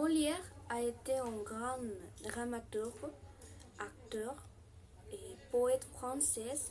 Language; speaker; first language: French; non-native, learner; Spanish